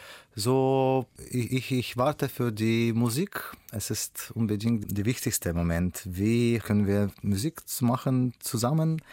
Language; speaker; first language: German; non-native, learner; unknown